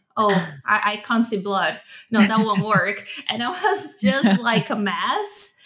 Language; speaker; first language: English; non-native, fluent; Portuguese